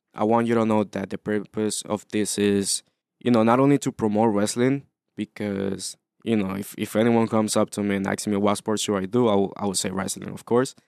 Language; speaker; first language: English; early bilingual, other home language; Spanish